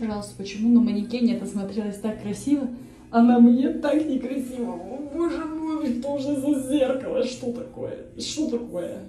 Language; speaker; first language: Russian; native; Russian